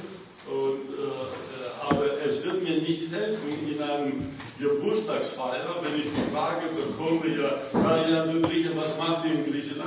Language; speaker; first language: German; non-native, fluent; Greek